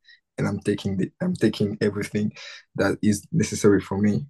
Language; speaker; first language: English; non-native, fluent; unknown